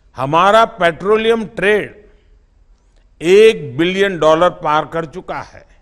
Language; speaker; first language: Hindi; non-native, local second language; Gujarati